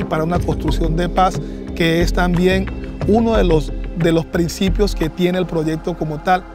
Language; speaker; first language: Spanish; native; Spanish